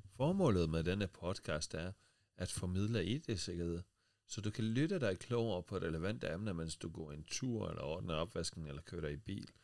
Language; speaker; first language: Danish; non-native, fluent; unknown